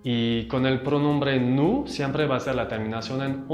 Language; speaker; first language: Spanish; non-native, fluent; French